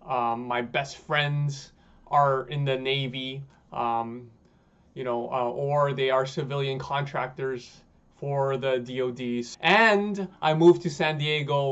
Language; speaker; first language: English; native; English